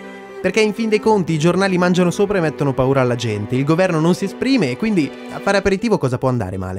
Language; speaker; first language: Italian; native; Italian